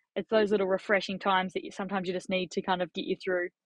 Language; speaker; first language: English; native; English